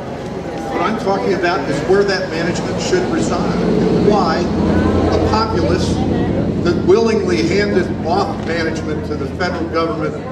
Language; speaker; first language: English; native; English